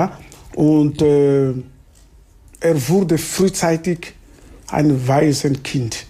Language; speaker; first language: German; non-native, fluent; Lingala